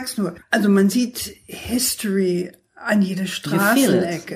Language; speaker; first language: German; non-native, fluent; English